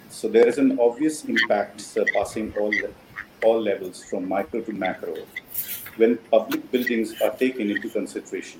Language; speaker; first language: English; non-native, local second language; Hindi